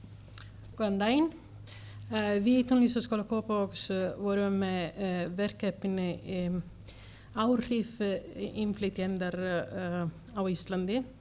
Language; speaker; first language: Icelandic; non-native, learner; Italian